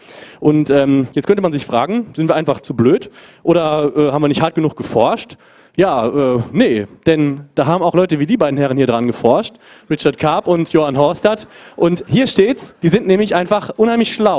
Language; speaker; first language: German; native; German